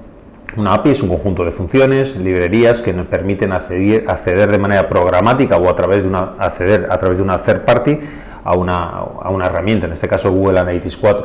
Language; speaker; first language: Spanish; native; Spanish